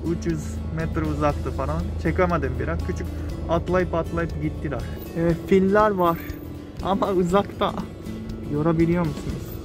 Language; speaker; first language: Turkish; non-native, fluent; Japanese